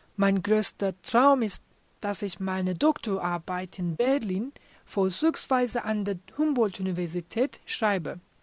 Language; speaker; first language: German; non-native, fluent; Turkish